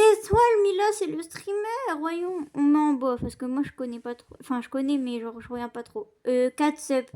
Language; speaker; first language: French; native; French